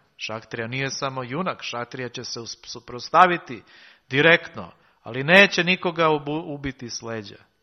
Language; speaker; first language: Serbian; native; Serbian